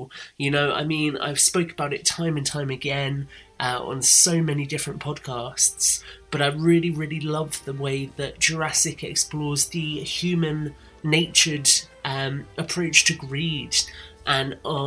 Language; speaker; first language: English; non-native, fluent; German